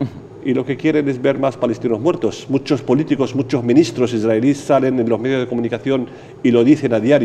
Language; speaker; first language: Spanish; non-native, fluent; Arabic